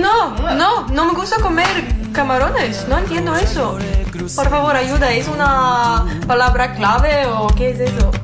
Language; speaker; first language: Spanish; non-native, learner; Swedish